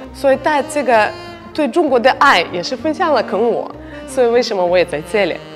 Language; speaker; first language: Chinese; non-native, fluent; Russian